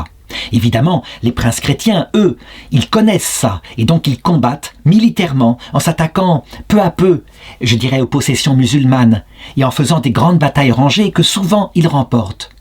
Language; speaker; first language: French; native; French